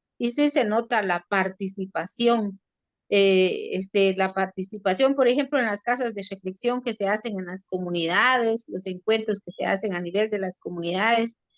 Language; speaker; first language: Spanish; native; Spanish